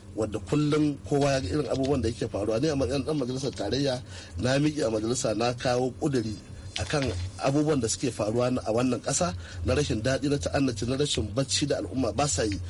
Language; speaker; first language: Hausa; native; Hausa